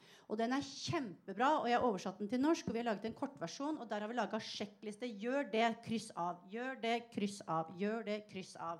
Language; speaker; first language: Norwegian; native; Norwegian